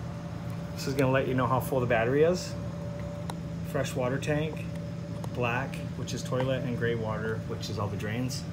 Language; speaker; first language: English; native; English